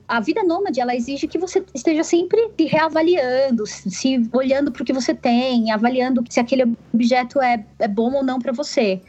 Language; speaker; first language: Portuguese; native; Portuguese